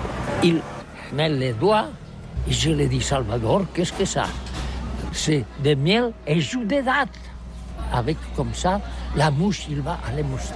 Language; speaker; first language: French; non-native, learner; Catalan